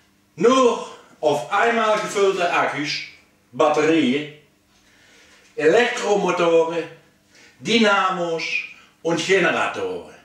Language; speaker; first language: Dutch; non-native, learner; German